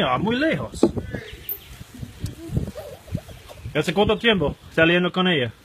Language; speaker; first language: Spanish; non-native, learner; English